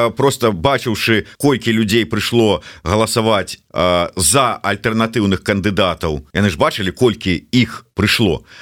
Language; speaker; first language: Belarusian; non-native, local second language; Russian